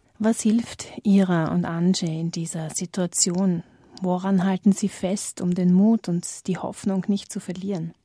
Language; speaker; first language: German; native; German